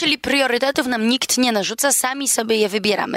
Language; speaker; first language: Polish; native; Polish